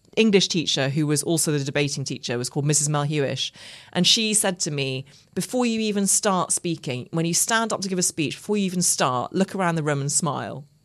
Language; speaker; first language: English; native; English